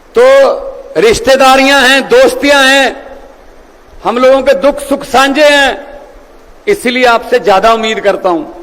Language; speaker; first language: Hindi; non-native, local second language; Punjabi